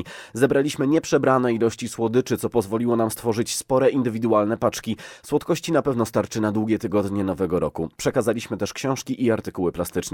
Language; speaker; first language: Polish; native; Polish